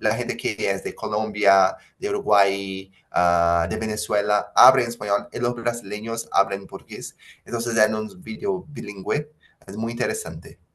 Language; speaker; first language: Spanish; non-native, fluent; Portuguese